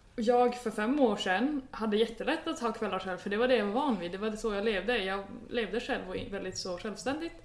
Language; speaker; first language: Swedish; native; Swedish